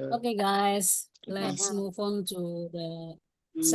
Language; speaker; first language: English; non-native, learner; Indonesian